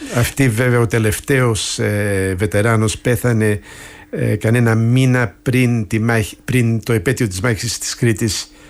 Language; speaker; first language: Greek; early bilingual, heritage; Greek